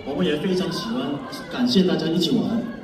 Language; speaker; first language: Chinese; native; Chinese